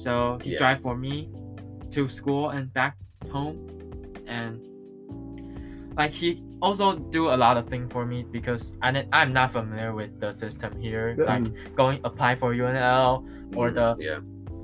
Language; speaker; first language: English; non-native, learner; Chinese